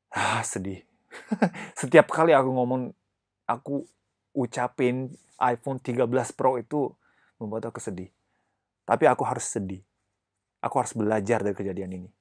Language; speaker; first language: Indonesian; non-native, fluent; Japanese